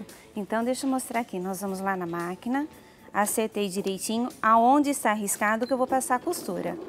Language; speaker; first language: Portuguese; native; Portuguese